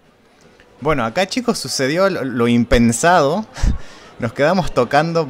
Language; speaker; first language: Spanish; native; Spanish